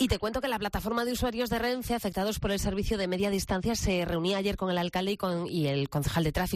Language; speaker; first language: Spanish; native; Spanish